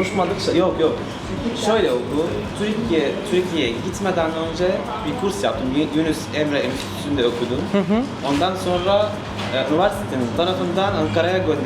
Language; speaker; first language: Turkish; non-native, learner; Arabic